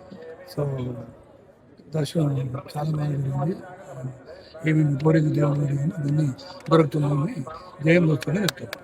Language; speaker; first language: Telugu; non-native, learner; Tamil